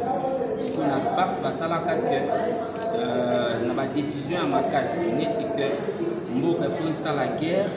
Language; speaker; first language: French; non-native, local second language; Lingala